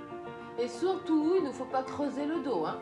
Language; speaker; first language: French; native; French